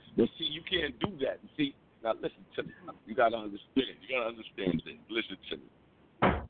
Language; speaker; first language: English; native; English